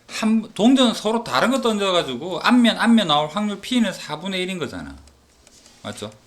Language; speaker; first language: Korean; native; Korean